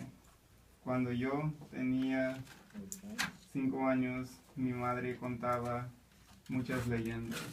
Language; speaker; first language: Spanish; non-native, learner; English